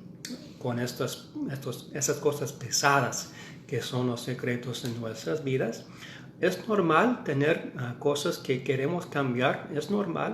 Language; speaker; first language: Spanish; non-native, fluent; English